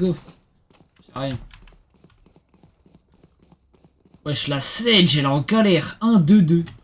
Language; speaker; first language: French; native; French